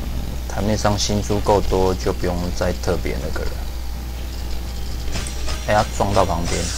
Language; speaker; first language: Chinese; native; Chinese